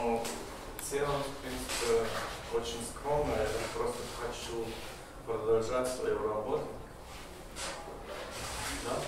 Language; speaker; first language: Russian; non-native, fluent; German